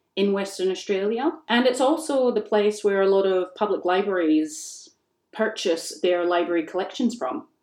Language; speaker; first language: English; native; English